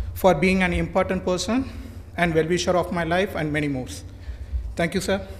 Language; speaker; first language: English; non-native, local second language; Tamil